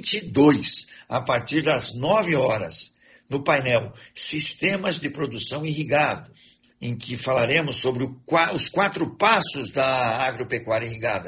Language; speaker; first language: Portuguese; native; Portuguese